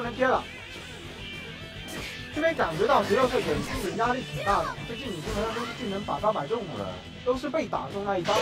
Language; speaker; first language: Chinese; native; Chinese